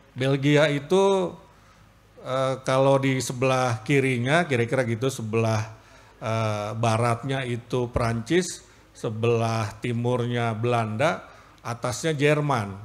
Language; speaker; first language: Indonesian; native; Indonesian